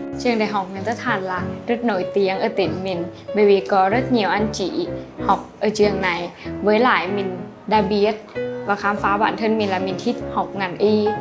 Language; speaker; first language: Vietnamese; non-native, learner; Lao